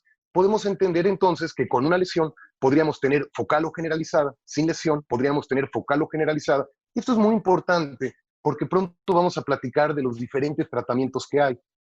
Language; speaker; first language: Spanish; native; Spanish